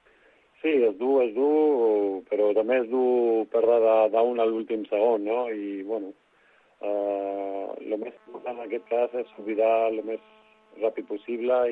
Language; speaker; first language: Catalan; non-native, local second language; Spanish